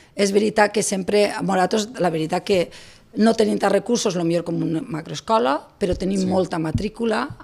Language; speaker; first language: Catalan; native; Catalan